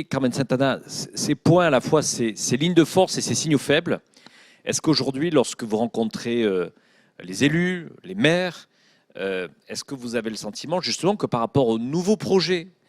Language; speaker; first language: French; native; French